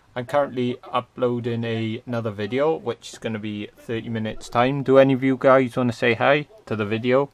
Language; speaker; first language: English; native; English